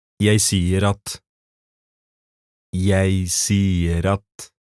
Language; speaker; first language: Norwegian; non-native, fluent; Polish